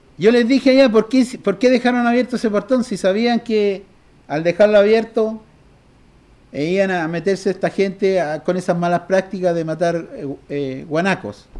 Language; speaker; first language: Spanish; native; Spanish